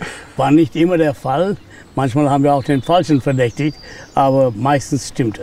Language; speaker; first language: German; non-native, fluent; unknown